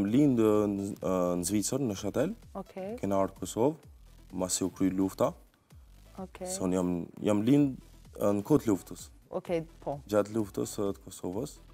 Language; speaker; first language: Albanian; early bilingual, heritage; Albanian